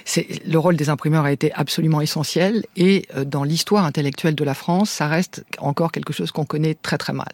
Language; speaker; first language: French; native; French